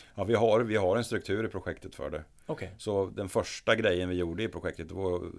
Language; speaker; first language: Swedish; native; Swedish